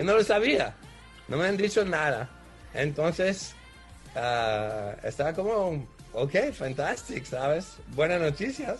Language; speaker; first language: Spanish; non-native, fluent; French